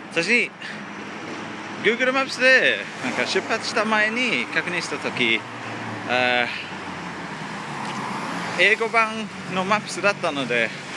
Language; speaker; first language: Japanese; non-native, learner; English